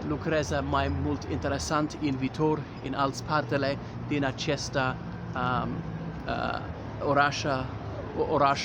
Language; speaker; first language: Romanian; non-native, learner; English